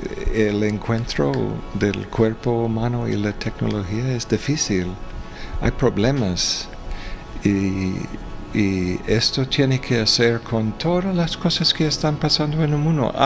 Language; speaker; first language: Spanish; non-native, fluent; English